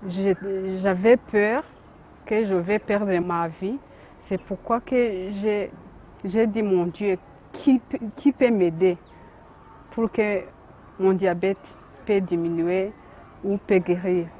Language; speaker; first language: French; non-native, local second language; Kinyarwanda